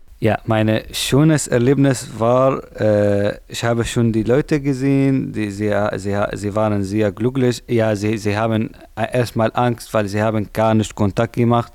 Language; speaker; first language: German; non-native, learner; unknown